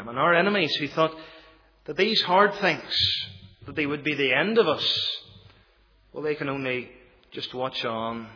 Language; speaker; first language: English; native; English